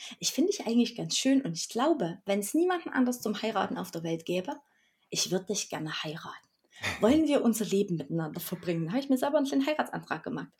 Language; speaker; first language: German; native; German